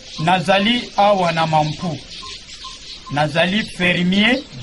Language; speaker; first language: Lingala; non-native, local second language; Kongo